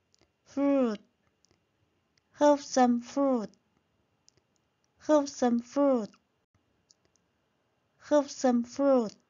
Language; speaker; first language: English; non-native, fluent; Chinese